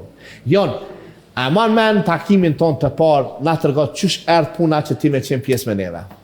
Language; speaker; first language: Albanian; native; Albanian